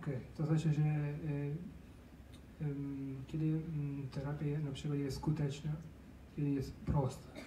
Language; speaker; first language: Polish; non-native, learner; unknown